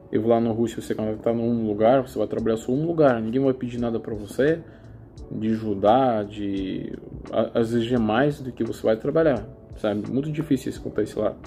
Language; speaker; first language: Portuguese; non-native, learner; Russian